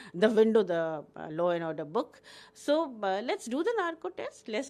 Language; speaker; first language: English; non-native, local second language; Hindi